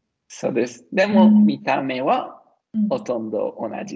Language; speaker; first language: Japanese; non-native, learner; Italian